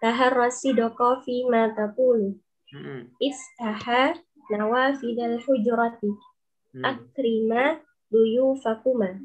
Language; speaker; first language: Arabic; non-native, learner; Indonesian